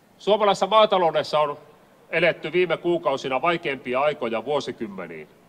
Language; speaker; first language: Finnish; native; Finnish